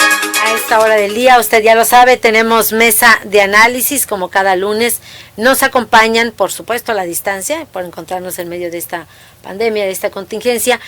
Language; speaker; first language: Spanish; native; Spanish